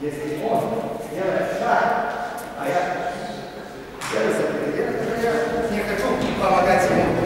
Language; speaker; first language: Russian; non-native, learner; Serbian